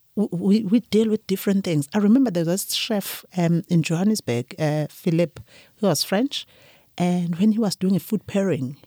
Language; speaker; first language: English; non-native, local second language; Zulu